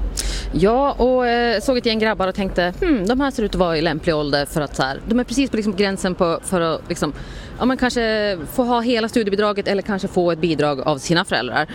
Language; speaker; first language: Swedish; native; Swedish